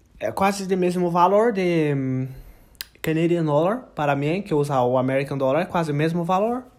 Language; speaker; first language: Portuguese; non-native, learner; English